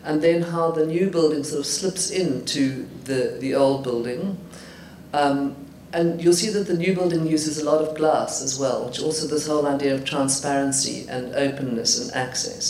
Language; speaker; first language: English; native; English